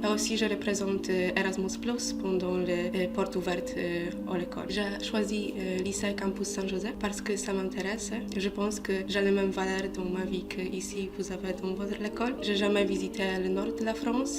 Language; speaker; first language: French; non-native, fluent; Polish